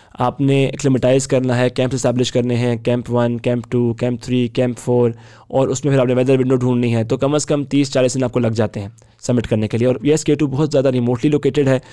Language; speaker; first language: Hindi; native; Hindi